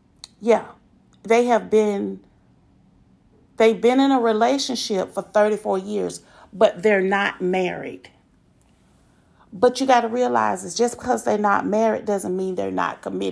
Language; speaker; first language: English; native; English